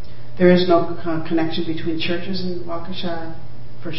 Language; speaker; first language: English; native; English